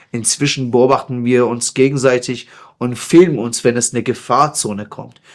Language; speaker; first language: German; non-native, fluent; Persian